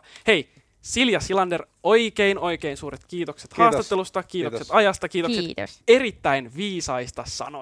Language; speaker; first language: Finnish; native; Finnish